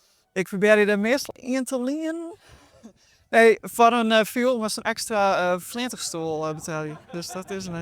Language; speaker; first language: Dutch; non-native, local second language; Western Frisian